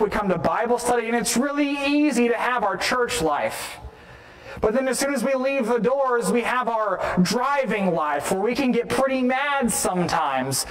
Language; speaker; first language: English; native; English